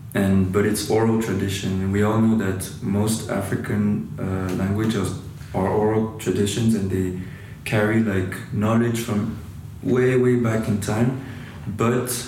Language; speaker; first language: English; non-native, fluent; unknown